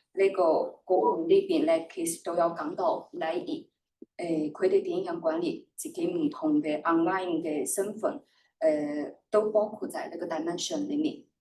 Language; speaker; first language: Cantonese; non-native, fluent; Chinese